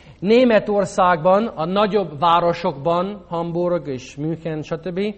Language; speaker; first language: Hungarian; non-native, fluent; English